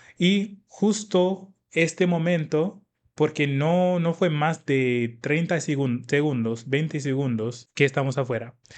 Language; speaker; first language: Spanish; non-native, fluent; English